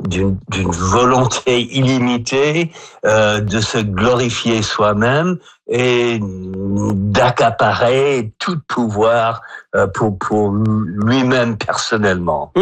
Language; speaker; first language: French; non-native, fluent; English